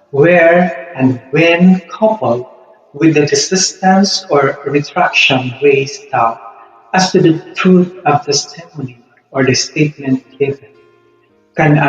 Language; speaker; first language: English; non-native, local second language; Filipino